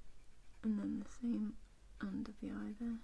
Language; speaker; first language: English; native; English